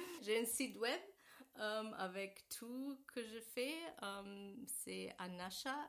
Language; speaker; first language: French; non-native, learner; German